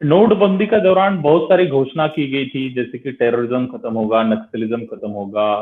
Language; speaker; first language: Hindi; non-native, local second language; Marathi